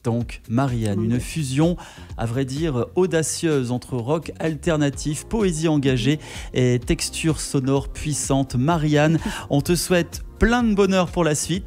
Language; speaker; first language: French; native; French